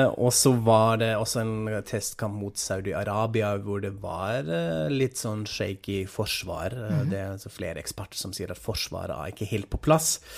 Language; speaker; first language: Norwegian; non-native, fluent; German